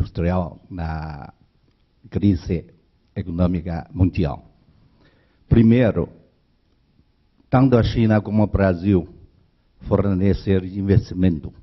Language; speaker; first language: Portuguese; non-native, learner; Chinese